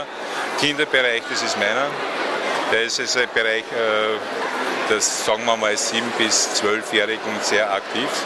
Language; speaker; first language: German; native; German